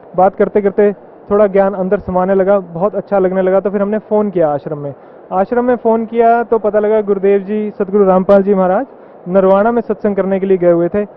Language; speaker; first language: Hindi; native; Hindi